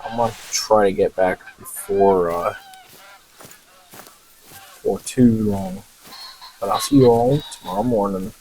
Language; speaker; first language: English; native; English